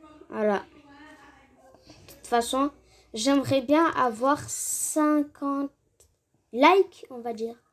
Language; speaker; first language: French; native; French